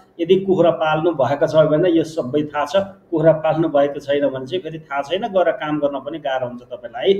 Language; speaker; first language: Nepali; native; Nepali